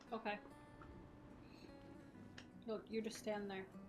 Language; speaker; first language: English; native; English